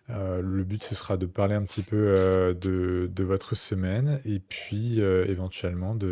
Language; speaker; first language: French; native; French